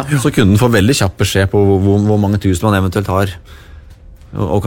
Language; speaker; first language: Norwegian; native; Norwegian